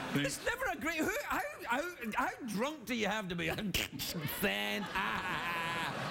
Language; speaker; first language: English; native; English